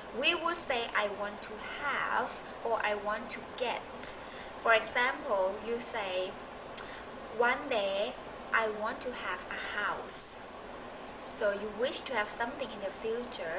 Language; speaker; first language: English; non-native, fluent; Thai